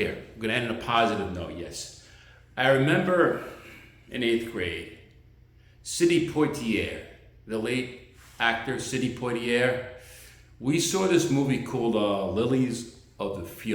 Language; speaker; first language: English; native; English